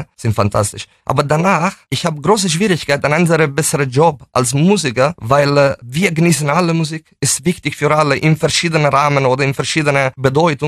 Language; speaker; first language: German; non-native, fluent; Italian